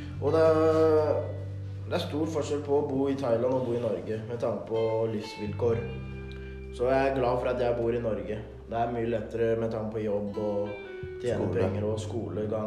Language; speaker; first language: Norwegian; early bilingual, other home language; Thai